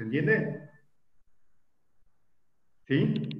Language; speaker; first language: Spanish; native; Spanish